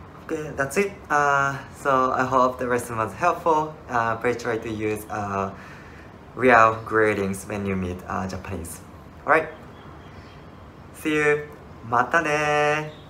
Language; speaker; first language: English; non-native, fluent; Japanese